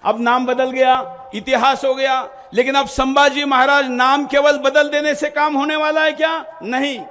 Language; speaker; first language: Hindi; non-native, local second language; Marathi